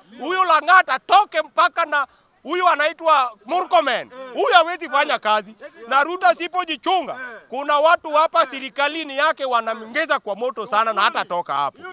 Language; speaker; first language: Swahili; non-native, local second language; Luo (Kenya and Tanzania)